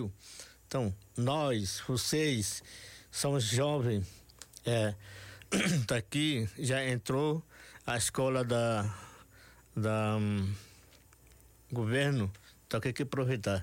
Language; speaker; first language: Portuguese; non-native, local second language; Yanomámi